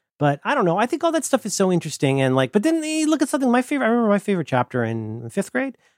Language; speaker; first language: English; native; English